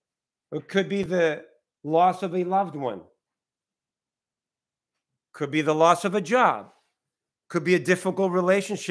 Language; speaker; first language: English; native; English